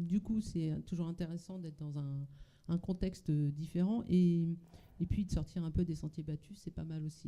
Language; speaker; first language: French; native; French